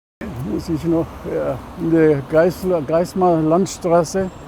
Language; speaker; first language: German; non-native, fluent; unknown